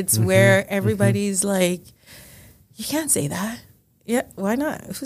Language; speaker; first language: English; early bilingual, other home language; Yoruba